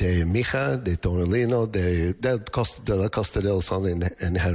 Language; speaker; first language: Spanish; non-native, learner; English